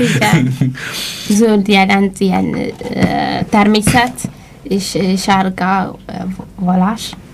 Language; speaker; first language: Hungarian; non-native, learner; Amharic